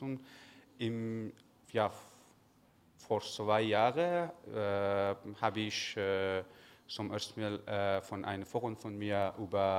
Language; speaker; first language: German; non-native, learner; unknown